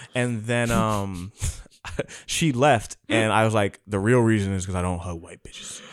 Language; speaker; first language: English; native; English